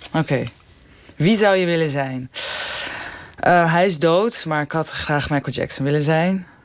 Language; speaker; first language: Dutch; early bilingual, other home language; Persian